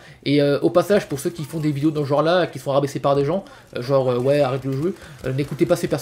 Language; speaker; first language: French; native; French